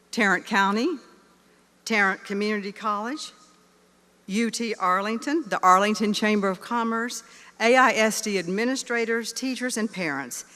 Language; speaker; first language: English; native; English